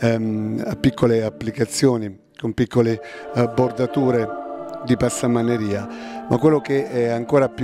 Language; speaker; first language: Italian; native; Italian